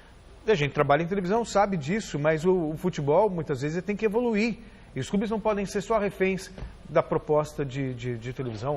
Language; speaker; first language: Portuguese; native; Portuguese